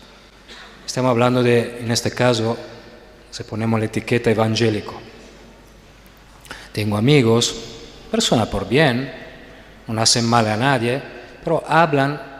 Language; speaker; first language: Spanish; non-native, fluent; Italian